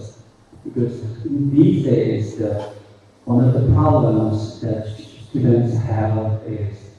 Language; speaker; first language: English; non-native, fluent; Korean